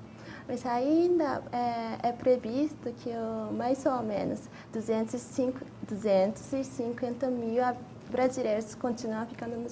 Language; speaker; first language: Portuguese; non-native, fluent; Japanese